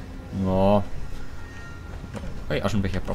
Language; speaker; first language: German; native; German